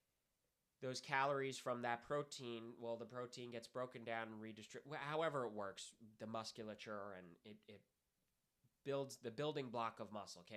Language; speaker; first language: English; native; English